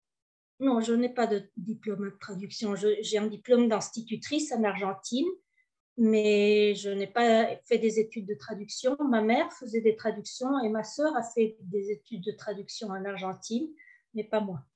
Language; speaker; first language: French; early bilingual, heritage; French